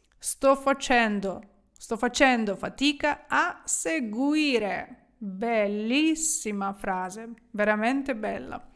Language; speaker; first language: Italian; non-native, fluent; Ukrainian